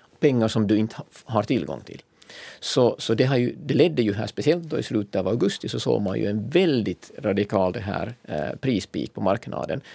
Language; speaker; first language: Swedish; native; Swedish